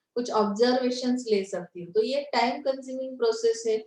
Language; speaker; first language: Hindi; non-native, local second language; Marathi